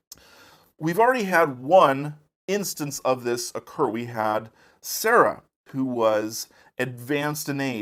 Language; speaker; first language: English; native; English